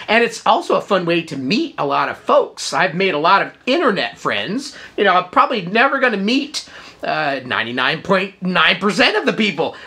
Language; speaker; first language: English; native; English